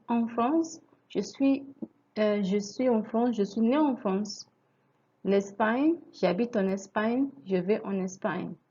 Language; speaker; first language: French; non-native, fluent; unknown